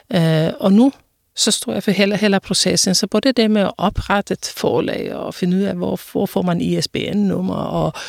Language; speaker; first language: Danish; non-native, fluent; Finnish